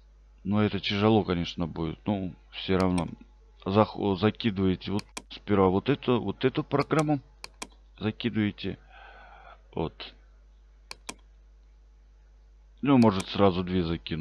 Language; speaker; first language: Russian; native; Russian